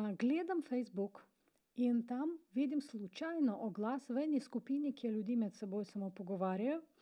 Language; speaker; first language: Slovenian; non-native, fluent; Ukrainian